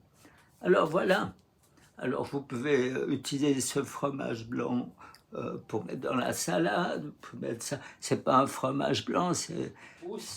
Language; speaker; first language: French; non-native, fluent; Russian